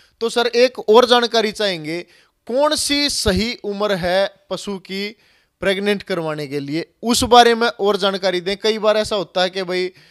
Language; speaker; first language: Hindi; native; Hindi